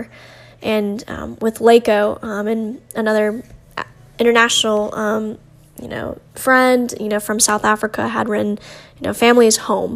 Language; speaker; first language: English; native; English